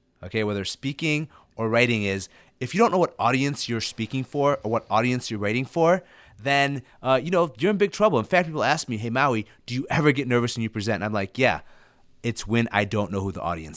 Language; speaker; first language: English; early bilingual, other home language; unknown